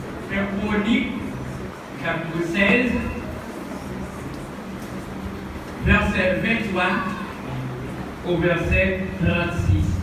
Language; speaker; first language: French; non-native, local second language; Haitian Creole